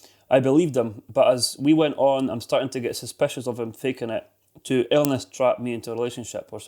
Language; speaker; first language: English; native; English